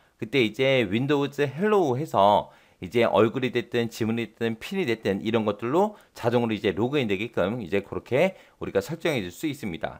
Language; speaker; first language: Korean; native; Korean